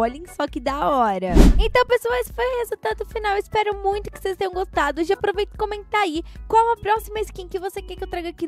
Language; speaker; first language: Portuguese; native; Portuguese